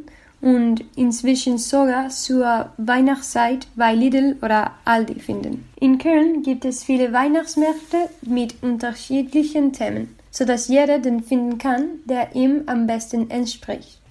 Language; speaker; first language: German; non-native, learner; Spanish